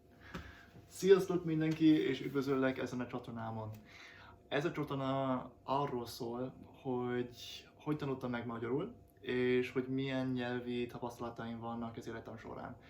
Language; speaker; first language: Hungarian; non-native, fluent; English